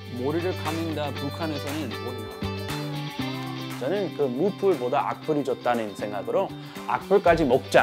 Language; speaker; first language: Korean; non-native, fluent; English